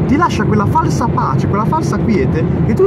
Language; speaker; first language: Italian; native; Italian